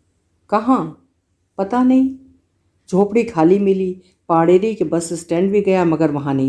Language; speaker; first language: Hindi; native; Hindi